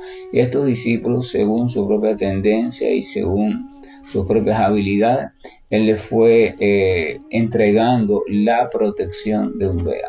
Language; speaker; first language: Spanish; native; Spanish